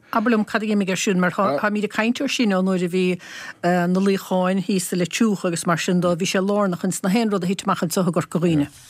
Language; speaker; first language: Irish; native; Irish